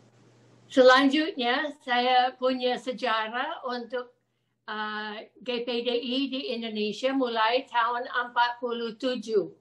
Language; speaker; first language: Indonesian; non-native, fluent; English